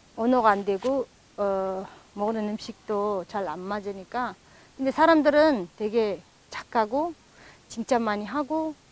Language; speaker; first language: Korean; non-native, fluent; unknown